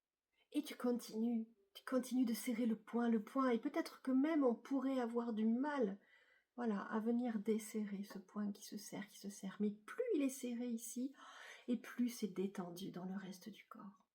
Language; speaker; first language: French; native; French